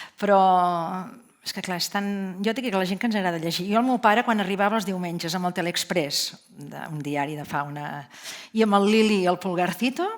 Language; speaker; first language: Catalan; native; Catalan